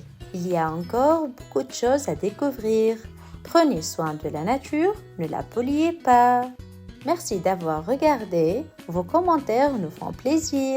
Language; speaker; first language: French; non-native, local second language; Arabic